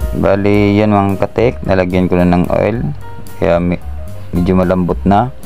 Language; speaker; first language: Filipino; non-native, local second language; Iloko